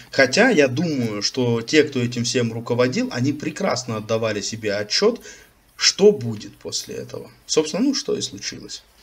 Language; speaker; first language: Russian; native; Russian